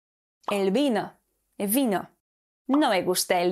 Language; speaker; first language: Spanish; non-native, fluent; Polish